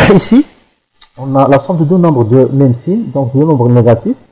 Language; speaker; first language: French; non-native, local second language; Arabic